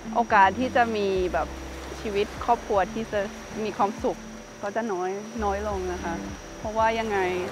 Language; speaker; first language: Thai; non-native, fluent; German